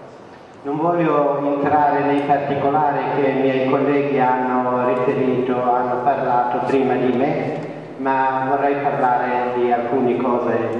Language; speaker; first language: Italian; non-native, fluent; Central Kurdish